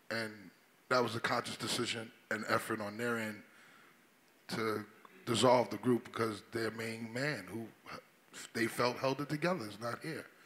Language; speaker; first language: English; native; English